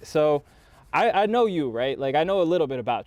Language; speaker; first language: English; native; English